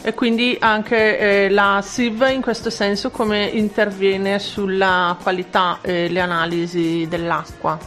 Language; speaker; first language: Italian; native; Italian